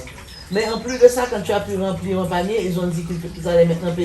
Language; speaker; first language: French; non-native, fluent; English